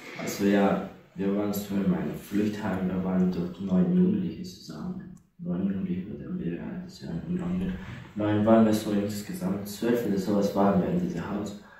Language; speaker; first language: German; non-native, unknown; Persian